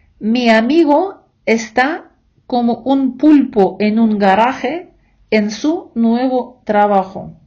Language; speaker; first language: Spanish; non-native, fluent; Ukrainian